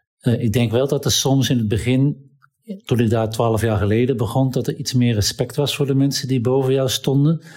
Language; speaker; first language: Dutch; native; Dutch